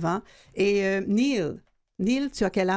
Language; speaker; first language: French; native; French